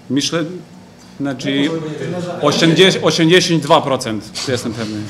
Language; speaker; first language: Polish; non-native, fluent; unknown